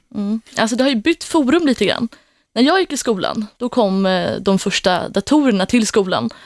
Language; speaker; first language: Swedish; native; Swedish